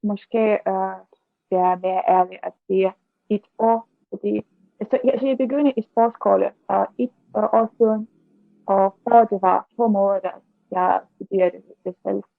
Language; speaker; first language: Danish; non-native, learner; Russian